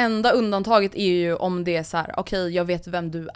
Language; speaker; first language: Swedish; native; Swedish